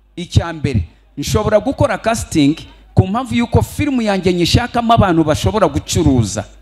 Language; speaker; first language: Kinyarwanda; early bilingual, heritage; Kinyarwanda